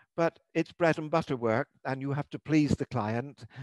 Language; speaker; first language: English; native; English